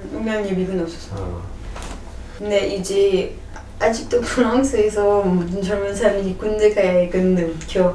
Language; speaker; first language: Korean; non-native, learner; French